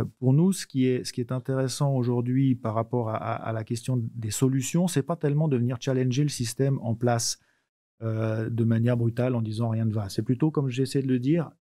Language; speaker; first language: French; native; French